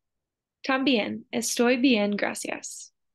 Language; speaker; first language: Spanish; non-native, learner; English